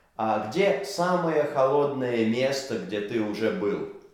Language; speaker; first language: Russian; native; Russian